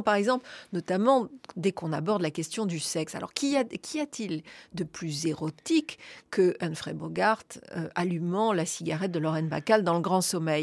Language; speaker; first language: French; native; French